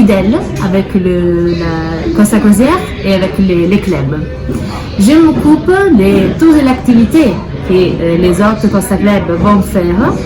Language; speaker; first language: French; non-native, fluent; Italian